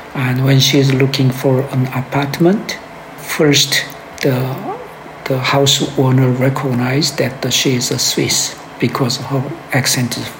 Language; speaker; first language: English; early bilingual, other home language; Korean